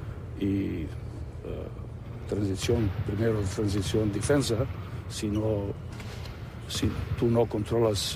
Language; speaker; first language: Spanish; non-native, fluent; Serbian